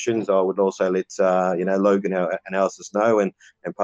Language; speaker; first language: English; native; English